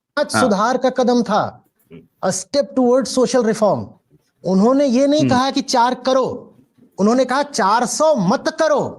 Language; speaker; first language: Hindi; native; Hindi